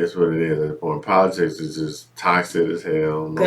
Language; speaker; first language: English; native; English